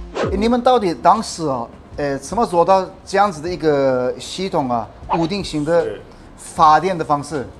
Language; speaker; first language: Chinese; non-native, fluent; Turkish